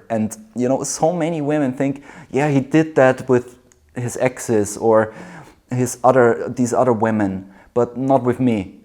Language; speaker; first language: English; non-native, fluent; German